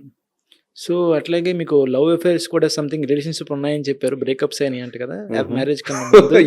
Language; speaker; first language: Telugu; native; Telugu